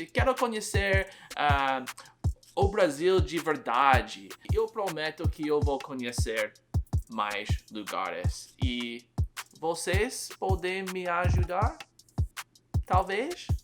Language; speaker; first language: Portuguese; non-native, learner; English